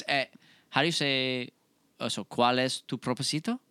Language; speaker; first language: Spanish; non-native, learner; English